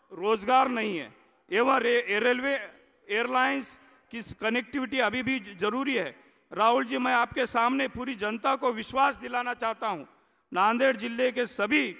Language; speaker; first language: Hindi; non-native, local second language; Marathi